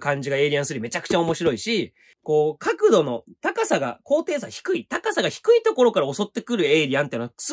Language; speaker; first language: Japanese; native; Japanese